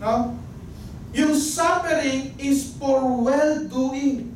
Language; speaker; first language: English; non-native, local second language; Filipino